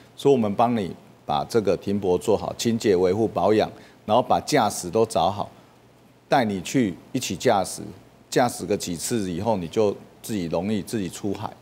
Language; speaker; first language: Chinese; native; Chinese